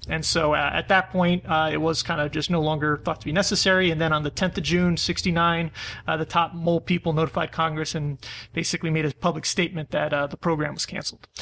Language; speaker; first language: English; native; English